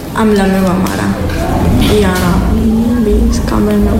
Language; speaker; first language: Catalan; non-native, learner; Spanish